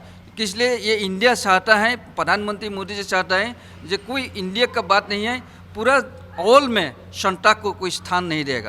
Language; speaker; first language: Hindi; non-native, local second language; Assamese